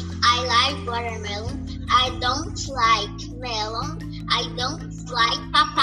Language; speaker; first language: English; non-native, learner; Portuguese